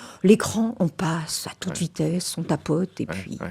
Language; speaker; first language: French; native; French